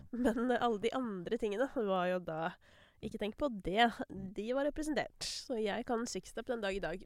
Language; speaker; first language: Norwegian; native; Norwegian